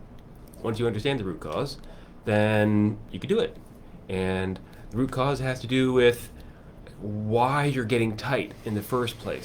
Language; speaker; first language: English; native; English